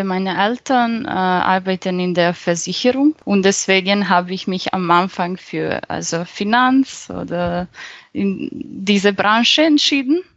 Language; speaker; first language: German; non-native, fluent; Serbian